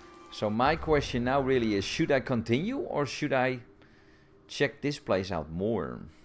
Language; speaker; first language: English; non-native, fluent; Dutch